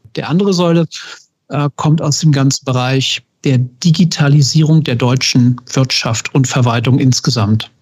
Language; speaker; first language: German; native; German